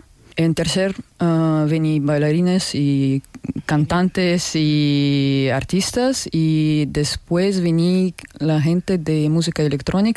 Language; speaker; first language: Spanish; non-native, learner; Russian